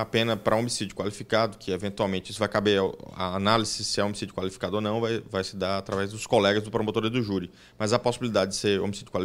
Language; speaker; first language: Portuguese; native; Portuguese